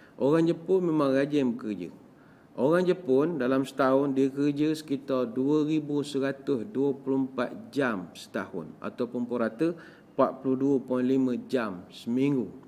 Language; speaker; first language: Malay; native; Malay